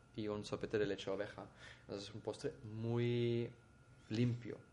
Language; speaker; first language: Spanish; non-native, fluent; German